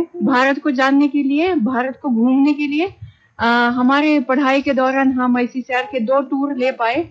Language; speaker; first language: Hindi; non-native, fluent; Russian